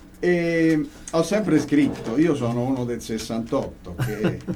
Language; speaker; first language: Italian; native; Italian